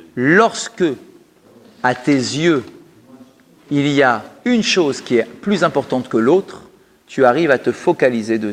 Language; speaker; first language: French; native; French